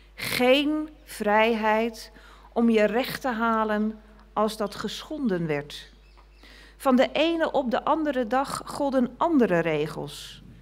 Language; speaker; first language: Dutch; native; Dutch